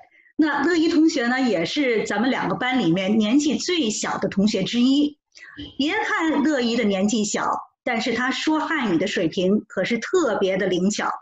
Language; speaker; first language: Chinese; native; Chinese